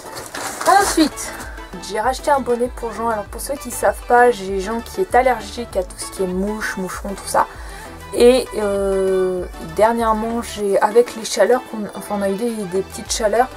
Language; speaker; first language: French; native; French